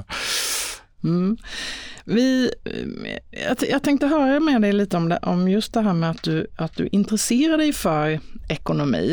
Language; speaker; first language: Swedish; native; Swedish